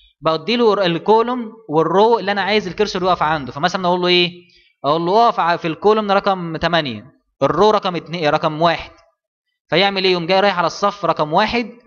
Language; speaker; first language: Arabic; native; Arabic